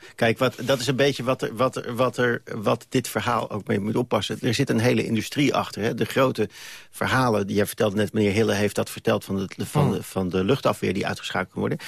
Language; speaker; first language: Dutch; native; Dutch